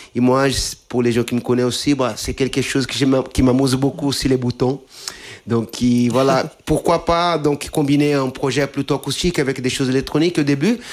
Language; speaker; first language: French; non-native, fluent; Portuguese